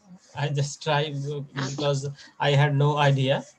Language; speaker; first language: English; non-native, fluent; Bangla